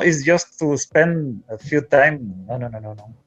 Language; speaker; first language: English; non-native, fluent; Spanish